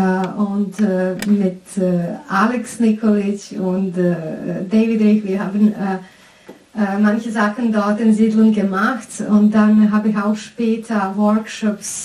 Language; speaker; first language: German; non-native, fluent; Serbian